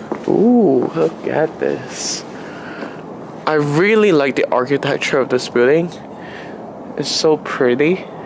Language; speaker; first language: English; non-native, local second language; Cantonese